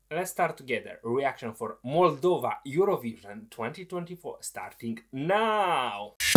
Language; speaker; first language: English; non-native, fluent; Romanian